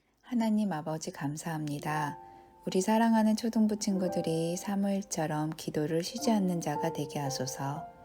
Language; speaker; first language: Korean; native; Korean